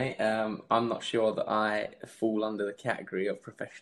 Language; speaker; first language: English; native; English